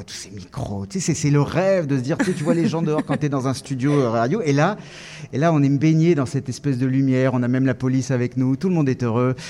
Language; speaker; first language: French; native; French